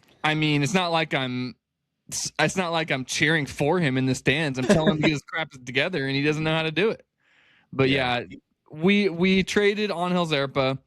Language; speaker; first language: English; native; English